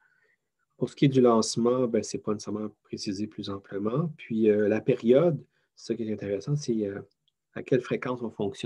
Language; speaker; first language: French; native; French